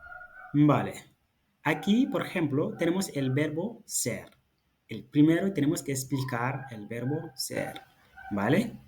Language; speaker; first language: Spanish; non-native, fluent; Fula